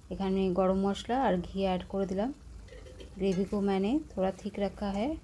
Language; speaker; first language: Hindi; non-native, local second language; Bangla